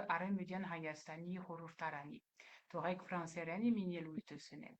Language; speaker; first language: Armenian; early bilingual, heritage; Armenian